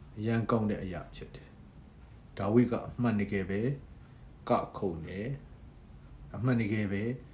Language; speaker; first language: Burmese; non-native, local second language; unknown